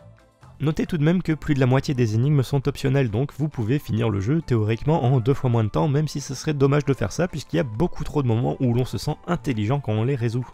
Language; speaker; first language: French; native; French